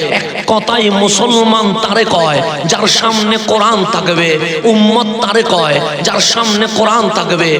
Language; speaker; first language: Bangla; non-native, local second language; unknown